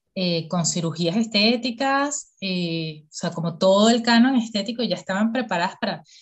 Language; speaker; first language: Spanish; native; Spanish